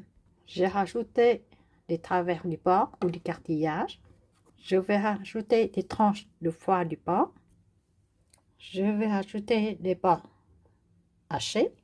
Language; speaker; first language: French; non-native, learner; Vietnamese